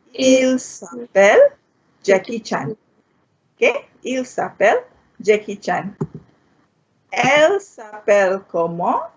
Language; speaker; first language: French; non-native, fluent; Malay